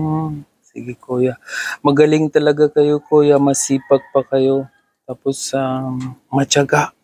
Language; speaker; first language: Filipino; non-native, learner; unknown